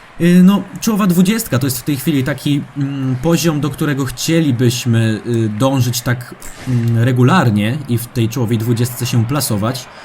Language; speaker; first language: Polish; native; Polish